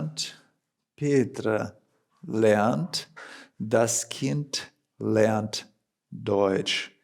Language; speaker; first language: German; non-native, fluent; Portuguese